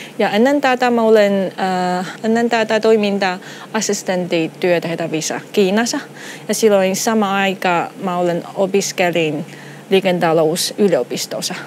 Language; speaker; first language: Finnish; non-native, learner; Chinese